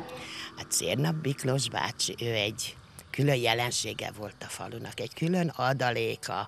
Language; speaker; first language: Hungarian; native; Hungarian